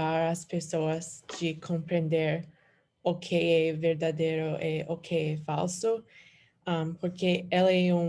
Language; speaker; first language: Portuguese; non-native, learner; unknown